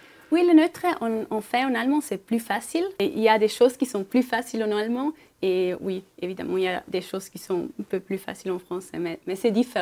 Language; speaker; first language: French; non-native, local second language; German